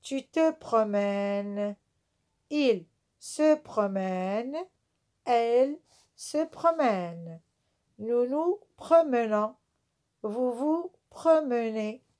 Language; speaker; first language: French; non-native, local second language; Arabic